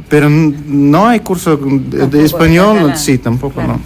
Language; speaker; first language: Spanish; non-native, learner; Russian